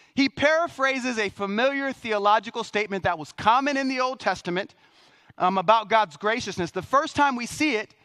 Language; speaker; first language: English; native; English